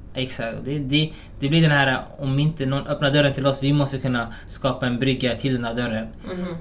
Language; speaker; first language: Swedish; early bilingual, other home language; Somali